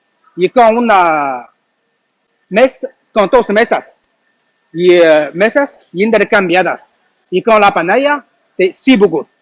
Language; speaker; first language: Spanish; non-native, learner; Chinese